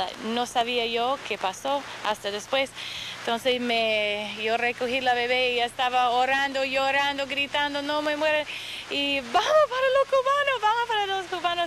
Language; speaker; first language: Spanish; non-native, fluent; English